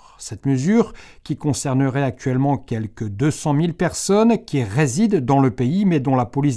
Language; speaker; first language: French; native; French